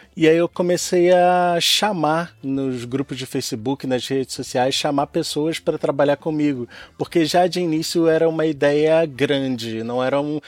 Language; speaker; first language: Portuguese; native; Portuguese